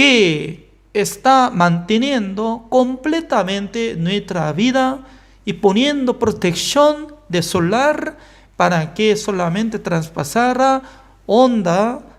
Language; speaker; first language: Spanish; non-native, fluent; Korean